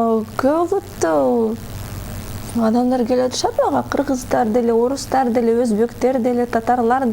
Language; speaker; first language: Kyrgyz; non-native, local second language; Russian